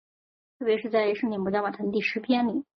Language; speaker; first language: Chinese; native; Chinese